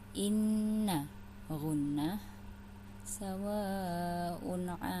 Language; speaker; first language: Arabic; non-native, learner; Indonesian